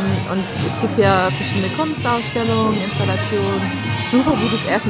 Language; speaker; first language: German; native; German